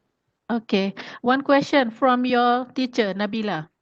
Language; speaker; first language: English; non-native, fluent; Malay